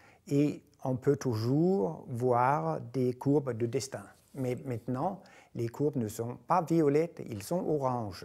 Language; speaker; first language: French; non-native, fluent; Danish